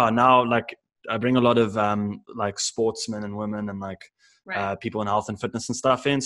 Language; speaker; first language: English; native; English